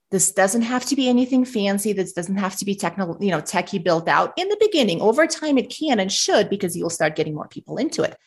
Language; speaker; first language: English; early bilingual, other home language; Russian